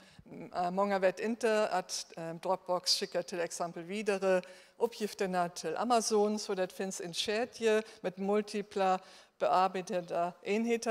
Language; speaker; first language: Swedish; non-native, fluent; German